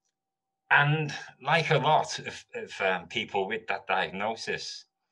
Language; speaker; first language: English; native; English